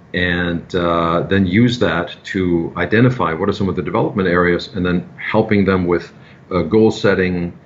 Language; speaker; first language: English; non-native, fluent; German